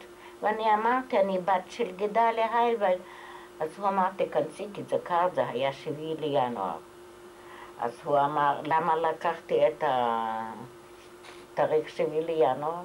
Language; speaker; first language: Hebrew; non-native, fluent; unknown